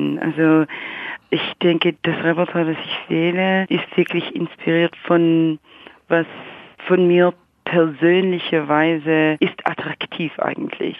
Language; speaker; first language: German; non-native, fluent; English